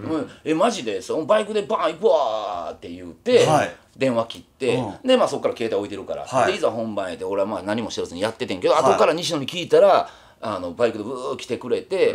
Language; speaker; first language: Japanese; native; Japanese